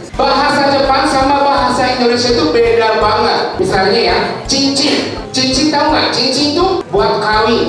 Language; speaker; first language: Indonesian; non-native, fluent; Japanese